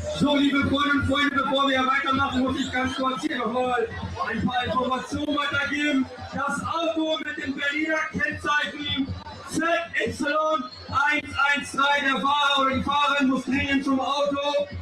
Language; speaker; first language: German; native; German